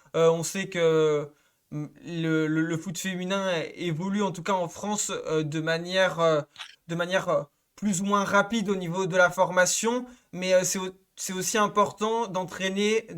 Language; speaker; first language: French; native; French